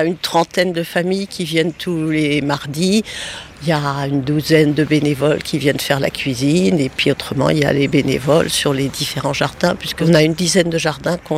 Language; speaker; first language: French; native; French